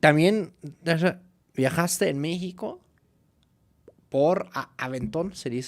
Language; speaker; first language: Spanish; non-native, fluent; German